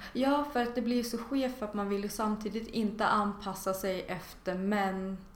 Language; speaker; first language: Swedish; native; Swedish